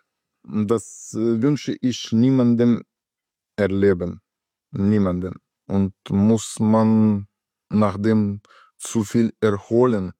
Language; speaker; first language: German; non-native, learner; Russian